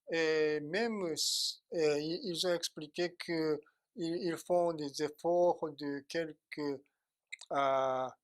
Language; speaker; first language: French; non-native, fluent; Japanese